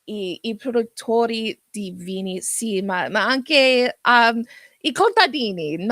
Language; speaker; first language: Italian; non-native, learner; English